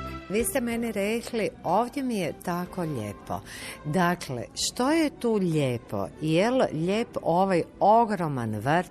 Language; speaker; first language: Croatian; native; Croatian